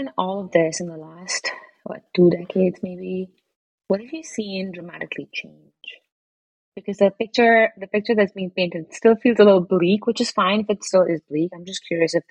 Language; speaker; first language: English; non-native, local second language; Hindi